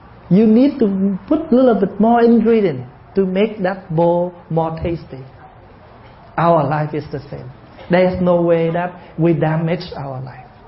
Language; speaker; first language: English; early bilingual, other home language; Vietnamese